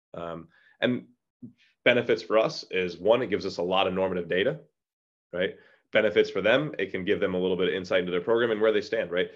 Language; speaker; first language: English; native; English